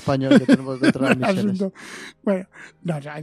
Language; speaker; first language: Spanish; native; Spanish